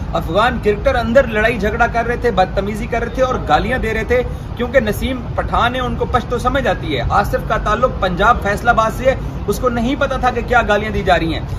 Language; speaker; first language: Urdu; native; Urdu